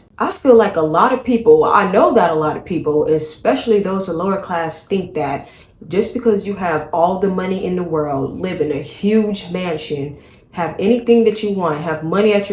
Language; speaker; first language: English; native; English